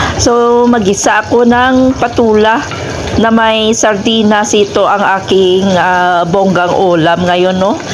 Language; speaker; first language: Filipino; non-native, local second language; Hiligaynon